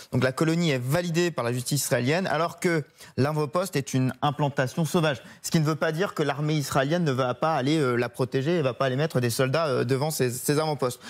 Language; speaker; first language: French; native; French